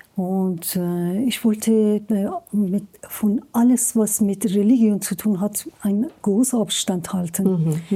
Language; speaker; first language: German; non-native, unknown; Persian